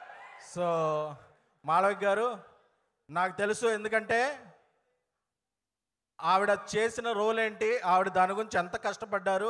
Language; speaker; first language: Telugu; native; Telugu